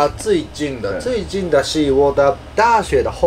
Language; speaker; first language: Chinese; non-native, fluent; Japanese